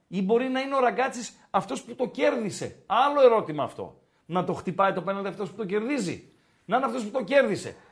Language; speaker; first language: Greek; native; Greek